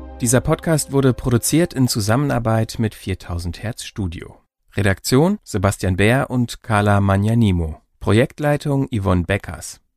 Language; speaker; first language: German; native; German